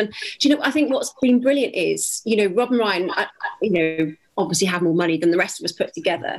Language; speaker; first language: English; native; English